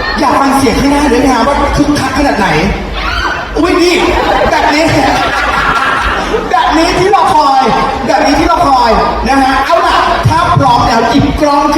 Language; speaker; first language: Thai; native; Thai